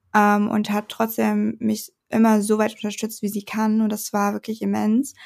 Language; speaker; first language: German; native; German